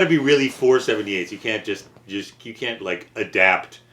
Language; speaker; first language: English; native; English